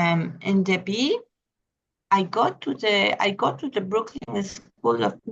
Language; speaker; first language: English; non-native, learner; Spanish